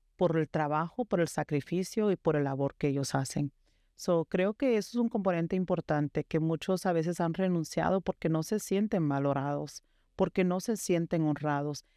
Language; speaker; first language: Spanish; early bilingual, heritage; Spanish